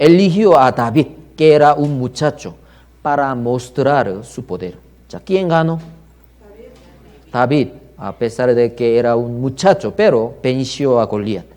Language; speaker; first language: Spanish; non-native, learner; Korean